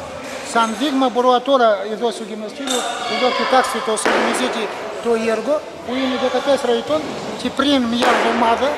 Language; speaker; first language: Greek; non-native, learner; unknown